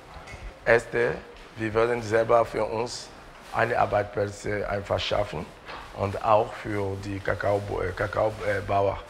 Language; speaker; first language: German; non-native, learner; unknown